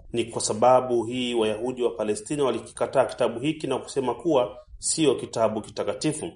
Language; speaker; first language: Swahili; native; Swahili